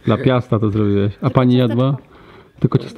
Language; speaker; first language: Polish; native; Polish